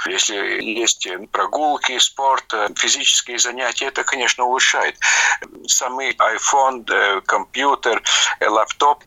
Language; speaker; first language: Russian; non-native, local second language; Latvian